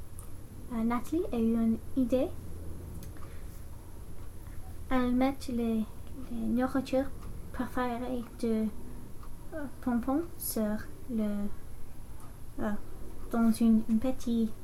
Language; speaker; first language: French; non-native, learner; English